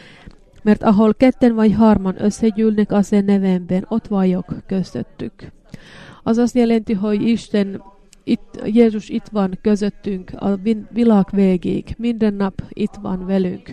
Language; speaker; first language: Hungarian; non-native, learner; Finnish